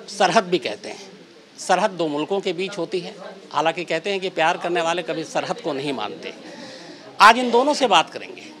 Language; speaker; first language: Hindi; native; Hindi